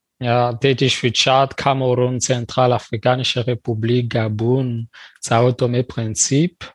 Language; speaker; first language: German; non-native, fluent; French